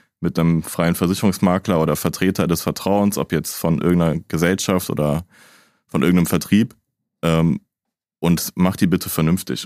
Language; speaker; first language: German; native; German